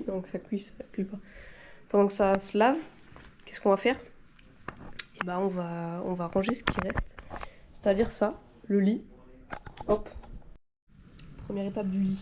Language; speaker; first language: French; native; French